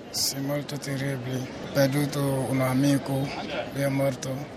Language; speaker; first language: Italian; non-native, learner; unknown